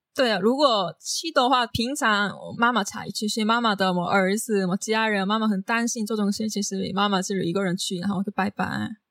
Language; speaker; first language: Chinese; non-native, learner; Korean